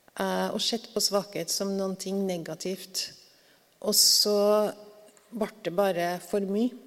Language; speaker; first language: Norwegian; native; Norwegian